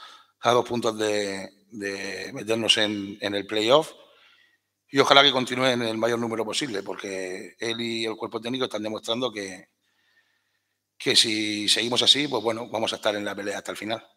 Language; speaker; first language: Spanish; native; Spanish